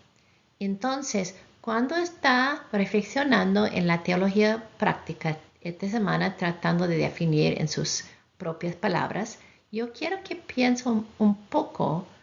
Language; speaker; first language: Spanish; non-native, fluent; English